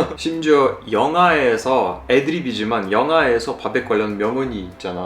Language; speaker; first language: Korean; non-native, fluent; Russian